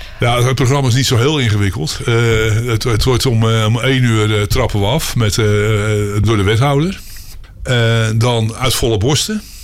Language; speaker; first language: Dutch; native; Dutch